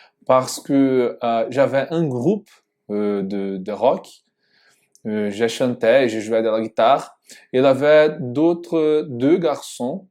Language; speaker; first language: French; non-native, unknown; Portuguese